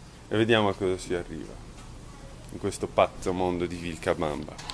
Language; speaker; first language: Italian; non-native, fluent; Polish